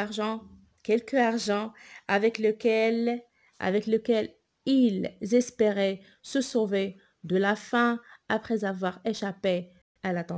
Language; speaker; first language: French; non-native, local second language; Arabic